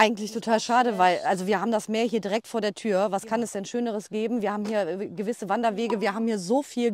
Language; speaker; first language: German; native; German